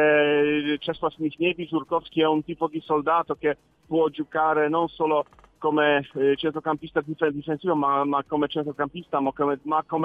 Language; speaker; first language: Italian; non-native, learner; Polish